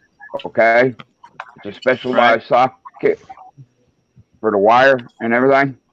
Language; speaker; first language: English; native; English